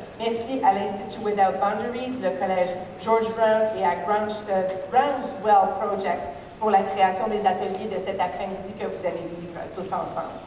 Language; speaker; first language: French; native; French